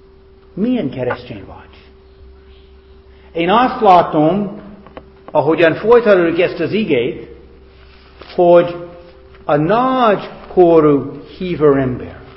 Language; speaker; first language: Hungarian; non-native, fluent; English